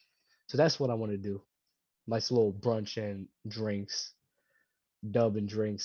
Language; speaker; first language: English; native; English